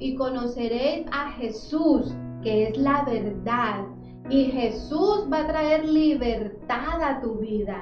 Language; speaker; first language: Spanish; native; Spanish